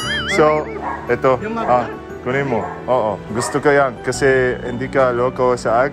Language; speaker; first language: Filipino; non-native, learner; Arabic